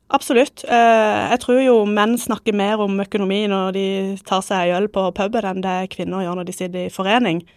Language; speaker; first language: Norwegian; native; Norwegian